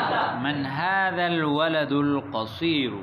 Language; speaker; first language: Arabic; non-native, fluent; Urdu